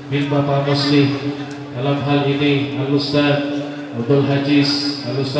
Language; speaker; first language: Indonesian; native; Indonesian